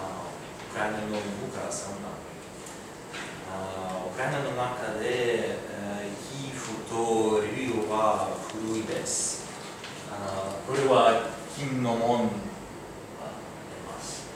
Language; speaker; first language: Japanese; non-native, learner; Ukrainian